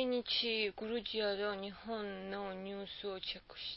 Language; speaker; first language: Japanese; non-native, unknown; Georgian